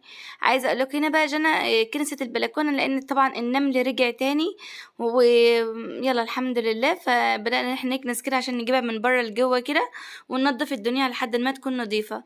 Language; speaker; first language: Arabic; native; Arabic